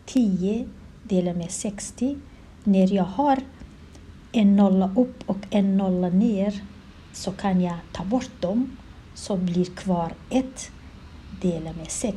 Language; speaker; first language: Swedish; non-native, learner; Kurdish